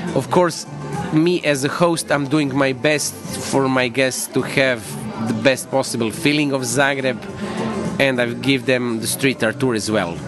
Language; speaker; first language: English; non-native, fluent; Croatian